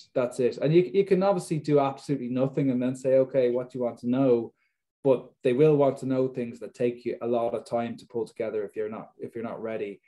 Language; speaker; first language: English; native; English